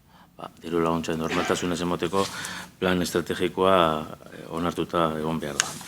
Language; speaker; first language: Basque; native; Basque